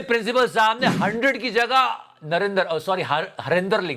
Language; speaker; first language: Hindi; native; Hindi